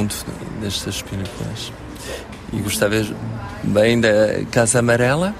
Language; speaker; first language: Portuguese; early bilingual, heritage; French